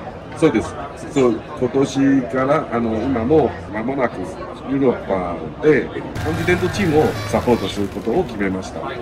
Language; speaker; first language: Japanese; non-native, learner; Chinese